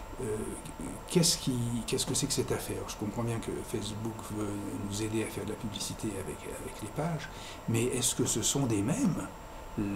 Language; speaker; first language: French; native; French